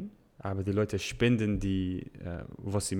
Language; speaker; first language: German; non-native, learner; English